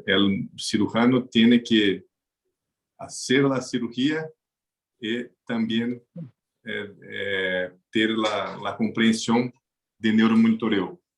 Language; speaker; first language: Spanish; non-native, learner; Portuguese